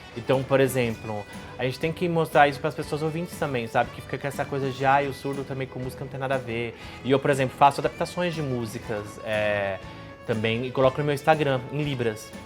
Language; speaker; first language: Portuguese; non-native, local second language; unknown